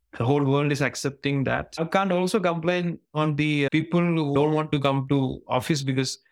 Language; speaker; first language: English; non-native, local second language; Malayalam